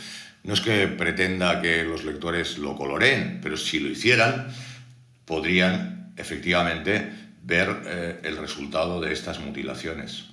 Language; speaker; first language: Spanish; native; Spanish